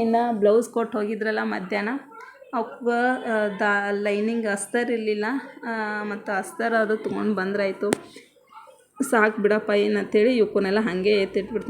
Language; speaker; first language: Kannada; native; Kannada